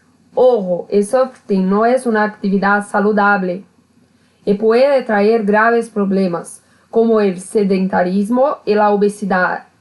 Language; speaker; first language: Spanish; non-native, learner; Portuguese